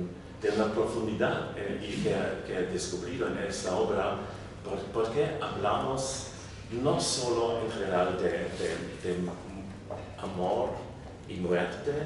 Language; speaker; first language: Spanish; non-native, learner; German